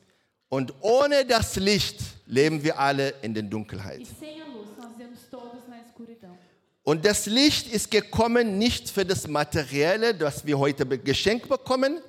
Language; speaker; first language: German; non-native, learner; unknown